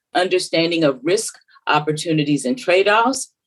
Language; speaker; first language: English; native; English